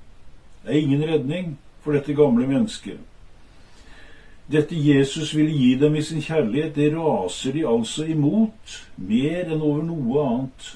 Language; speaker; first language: Norwegian; native; Norwegian